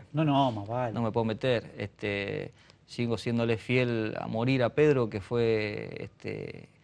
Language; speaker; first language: Spanish; native; Spanish